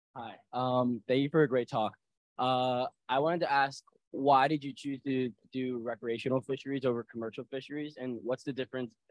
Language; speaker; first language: English; early bilingual, other home language; Portuguese